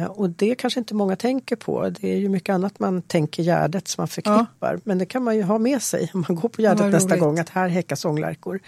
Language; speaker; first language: Swedish; native; Swedish